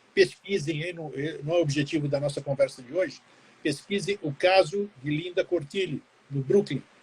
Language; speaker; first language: Portuguese; early bilingual, other home language; Greek